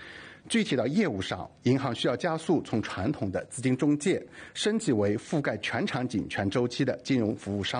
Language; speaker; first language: Chinese; native; Chinese